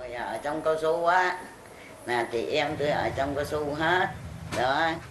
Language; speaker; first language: Vietnamese; early bilingual, heritage; Vietnamese